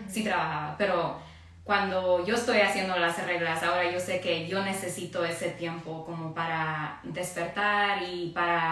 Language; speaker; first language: Spanish; early bilingual, heritage; Spanish